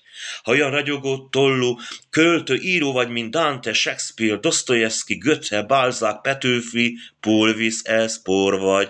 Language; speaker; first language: Hungarian; native; Hungarian